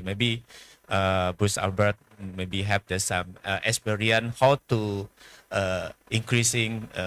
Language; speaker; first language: English; non-native, learner; Indonesian